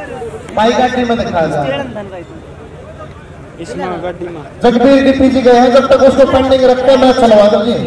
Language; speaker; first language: Hindi; native; Hindi